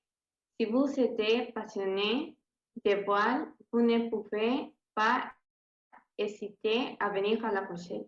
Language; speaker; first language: French; non-native, learner; Spanish